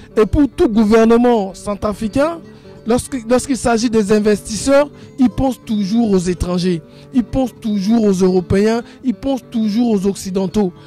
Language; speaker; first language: French; non-native, local second language; Sango